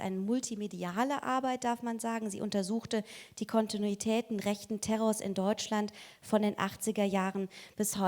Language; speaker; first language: German; native; German